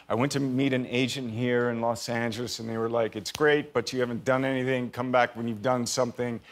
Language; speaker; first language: English; native; English